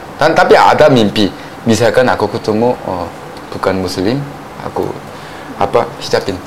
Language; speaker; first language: Indonesian; non-native, fluent; Korean